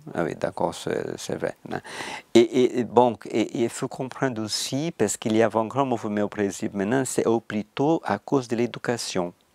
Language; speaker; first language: French; non-native, fluent; Portuguese